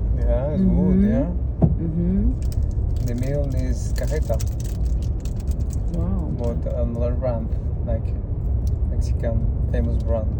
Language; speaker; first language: English; non-native, fluent; Spanish